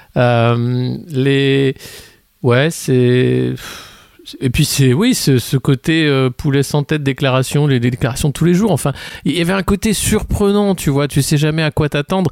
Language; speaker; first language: French; native; French